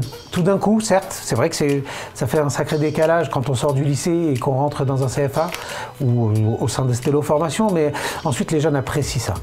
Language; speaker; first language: French; native; French